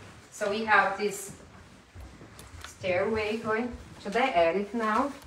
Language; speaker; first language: English; non-native, fluent; Portuguese